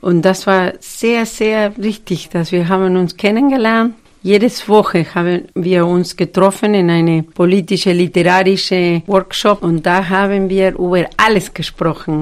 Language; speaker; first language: German; non-native, fluent; Spanish